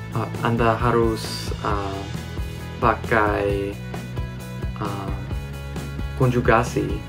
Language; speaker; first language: Indonesian; non-native, learner; English